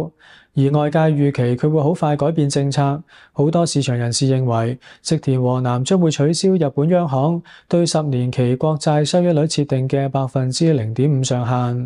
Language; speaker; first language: Cantonese; native; Cantonese